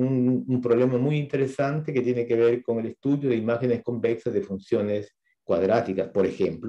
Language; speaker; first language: Spanish; native; Spanish